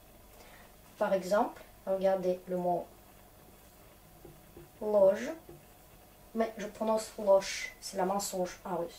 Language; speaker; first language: French; non-native, fluent; Russian